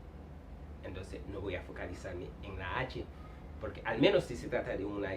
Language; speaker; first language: Spanish; non-native, fluent; Haitian Creole